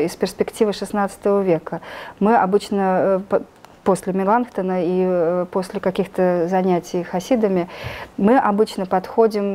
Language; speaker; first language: Russian; native; Russian